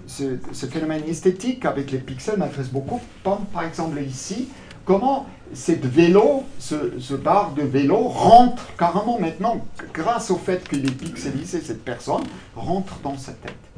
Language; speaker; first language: French; non-native, local second language; German